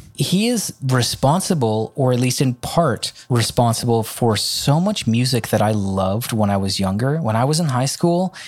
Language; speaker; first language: English; native; English